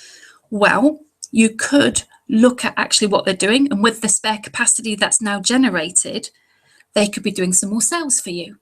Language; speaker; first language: English; native; English